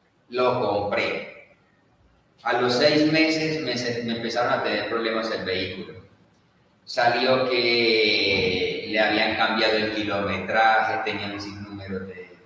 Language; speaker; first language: Spanish; native; Spanish